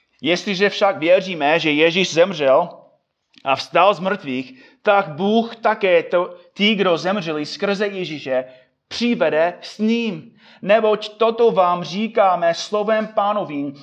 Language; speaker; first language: Czech; non-native, fluent; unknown